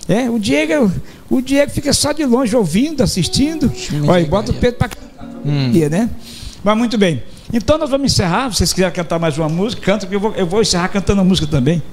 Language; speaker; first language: Portuguese; native; Portuguese